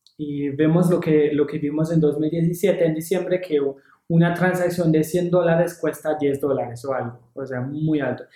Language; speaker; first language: Spanish; non-native, fluent; English